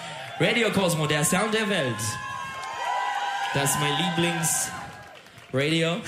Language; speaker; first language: German; non-native, learner; Turkish